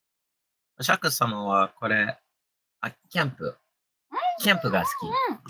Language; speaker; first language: Japanese; non-native, learner; English